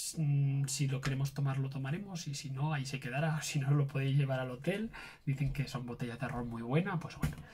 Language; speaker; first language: Spanish; native; Spanish